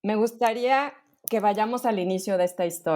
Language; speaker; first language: Spanish; native; Spanish